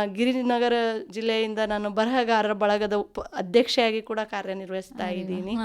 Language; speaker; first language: Kannada; non-native, local second language; Lambadi